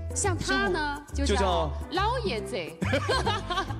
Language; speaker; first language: Chinese; native; Chinese